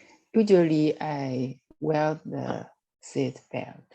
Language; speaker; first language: English; non-native, learner; Chinese